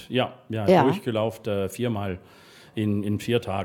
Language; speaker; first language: German; non-native, fluent; English